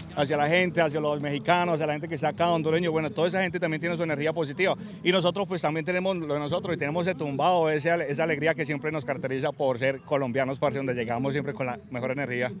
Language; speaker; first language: Spanish; native; Spanish